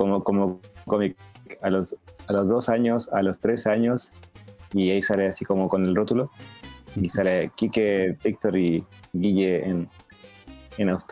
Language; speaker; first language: Spanish; native; Spanish